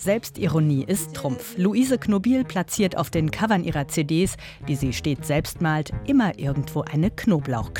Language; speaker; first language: German; native; German